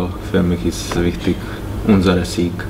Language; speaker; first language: German; non-native, learner; Czech